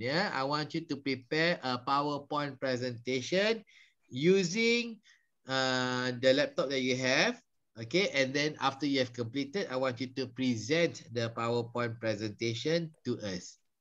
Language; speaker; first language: English; non-native, local second language; Malay